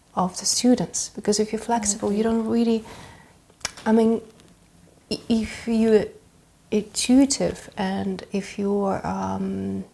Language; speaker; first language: English; early bilingual, other home language; Russian